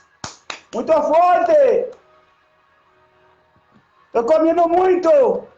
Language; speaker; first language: Portuguese; non-native, learner; Haitian Creole